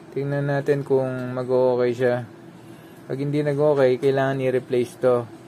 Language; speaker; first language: Filipino; non-native, local second language; Pampanga